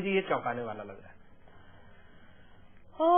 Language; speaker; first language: Hindi; native; Hindi